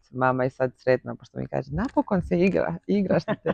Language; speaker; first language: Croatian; early bilingual, heritage; Croatian